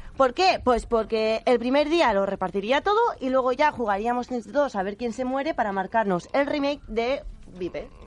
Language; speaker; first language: Catalan; non-native, local second language; Spanish